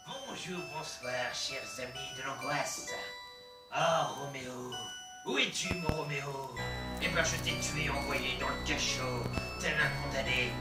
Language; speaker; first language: French; native; French